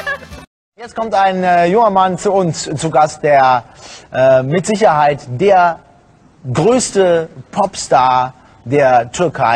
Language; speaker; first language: German; native; German